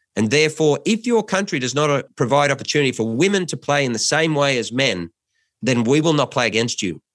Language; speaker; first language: English; native; English